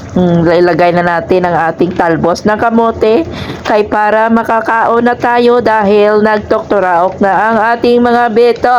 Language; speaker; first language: Filipino; non-native, local second language; Hiligaynon